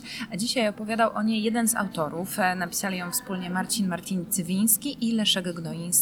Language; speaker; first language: Polish; native; Polish